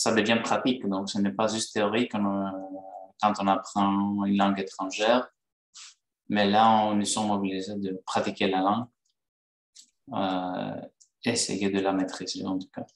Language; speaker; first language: French; non-native, fluent; Greek